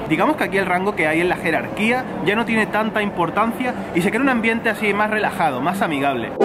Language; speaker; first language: Spanish; native; Spanish